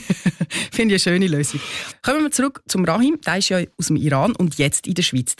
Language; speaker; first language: German; native; German